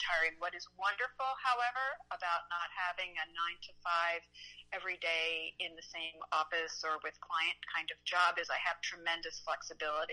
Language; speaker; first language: English; native; English